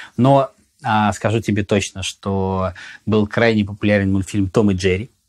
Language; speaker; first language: Russian; native; Russian